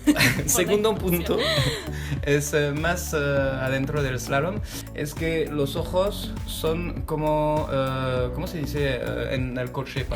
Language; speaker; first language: Spanish; non-native, fluent; French